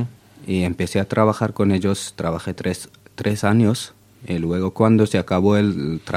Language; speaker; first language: Spanish; non-native, fluent; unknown